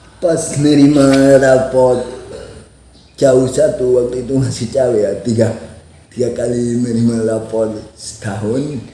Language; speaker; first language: Indonesian; non-native, local second language; Minangkabau